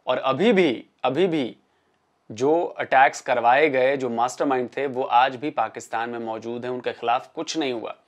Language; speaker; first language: Hindi; native; Hindi